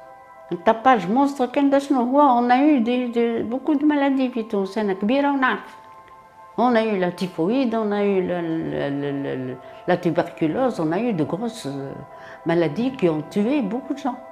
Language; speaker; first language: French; non-native, local second language; Arabic